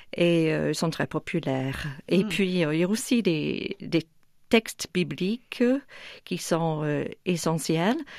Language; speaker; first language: French; non-native, fluent; English